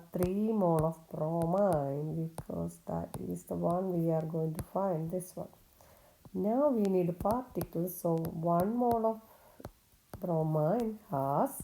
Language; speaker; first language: English; non-native, local second language; Malayalam